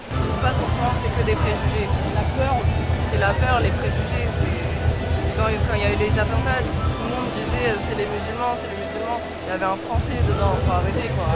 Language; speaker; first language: French; native; French